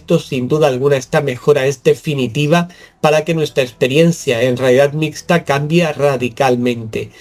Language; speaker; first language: Spanish; native; Spanish